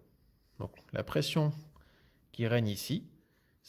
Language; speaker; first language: French; native; French